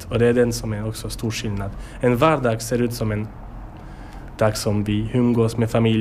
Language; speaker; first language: Swedish; non-native, learner; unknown